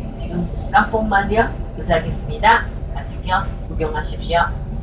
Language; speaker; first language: Korean; non-native, learner; Chinese